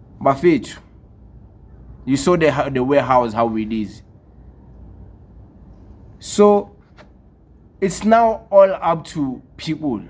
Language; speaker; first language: English; non-native, local second language; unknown